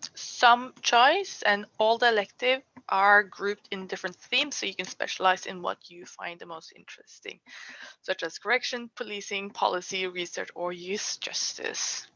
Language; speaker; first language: English; non-native, fluent; Norwegian